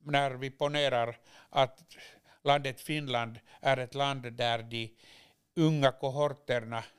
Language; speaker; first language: Swedish; non-native, local second language; Finnish